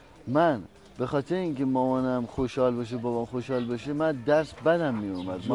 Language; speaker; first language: Persian; native; Persian